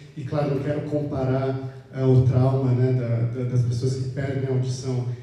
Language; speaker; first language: Portuguese; native; Portuguese